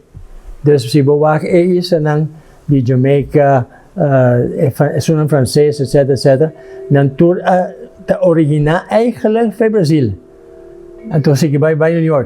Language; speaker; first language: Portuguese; non-native, learner; Papiamento